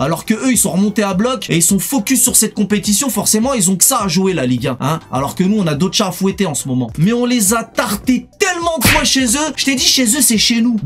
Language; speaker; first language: French; native; French